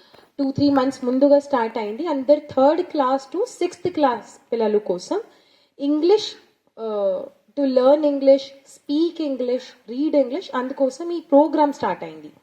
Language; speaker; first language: Telugu; non-native, learner; Hindi